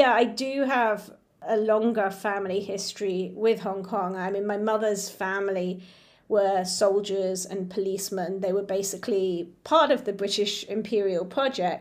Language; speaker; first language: English; native; English